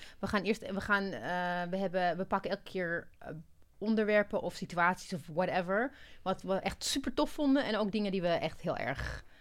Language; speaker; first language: Dutch; non-native, fluent; Amharic